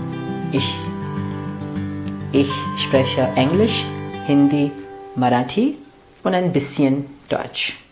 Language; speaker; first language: German; non-native, fluent; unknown